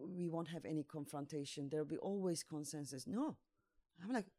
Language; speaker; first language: English; non-native, fluent; Turkish